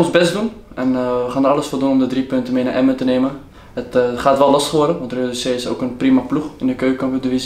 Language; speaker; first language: Dutch; native; Dutch